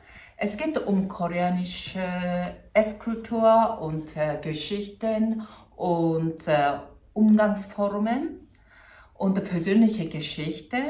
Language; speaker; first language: German; non-native, fluent; Korean